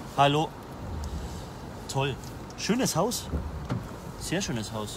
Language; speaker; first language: German; native; German